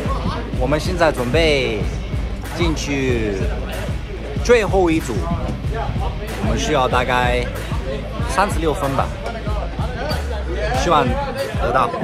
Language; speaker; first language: Chinese; early bilingual, heritage; English